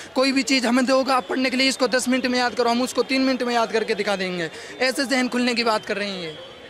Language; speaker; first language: Hindi; native; Hindi